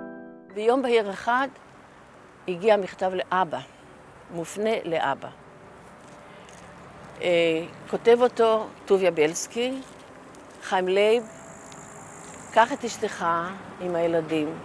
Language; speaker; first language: Hebrew; early bilingual, other home language; Yiddish